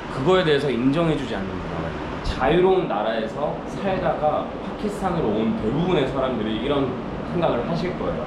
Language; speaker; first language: Korean; early bilingual, other home language; Urdu